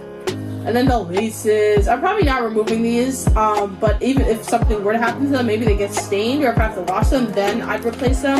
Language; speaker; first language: English; native; English